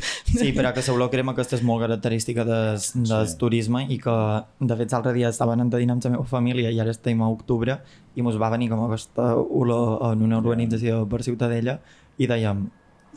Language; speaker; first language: Catalan; native; Catalan